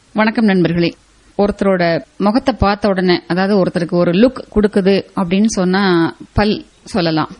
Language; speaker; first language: Tamil; native; Tamil